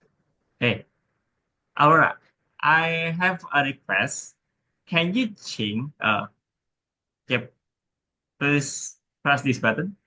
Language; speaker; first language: English; non-native, learner; Indonesian